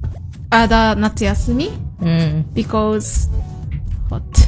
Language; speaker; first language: English; non-native, learner; Japanese